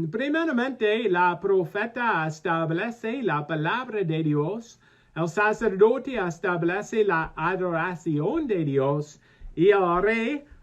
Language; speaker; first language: Spanish; non-native, learner; English